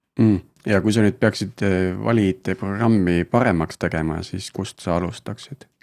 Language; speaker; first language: Estonian; native; Estonian